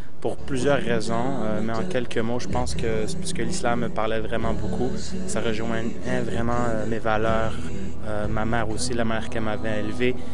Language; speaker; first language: French; early bilingual, other home language; Portuguese